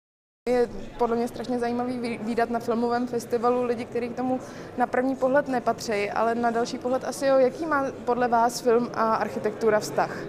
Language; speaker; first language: Czech; native; Czech